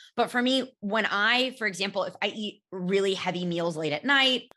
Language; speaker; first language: English; native; English